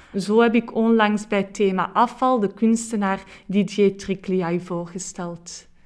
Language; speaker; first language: Dutch; native; Dutch